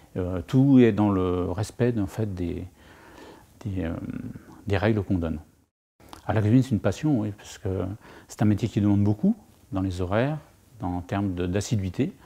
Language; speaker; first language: French; native; French